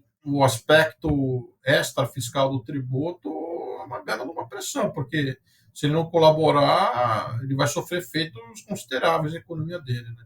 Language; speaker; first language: Portuguese; native; Portuguese